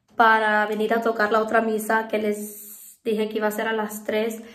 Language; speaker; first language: Spanish; early bilingual, heritage; Spanish